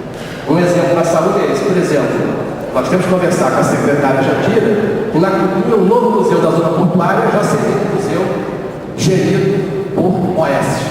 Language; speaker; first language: Portuguese; native; Portuguese